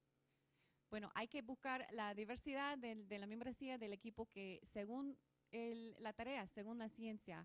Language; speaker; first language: Spanish; non-native, fluent; English